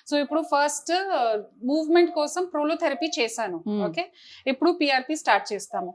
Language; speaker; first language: Telugu; non-native, fluent; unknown